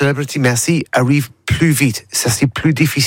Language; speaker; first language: French; non-native, learner; English